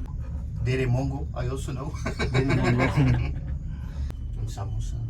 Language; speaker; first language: English; non-native, learner; Nepali